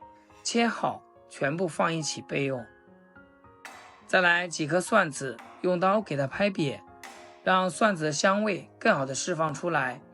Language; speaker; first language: Chinese; native; Chinese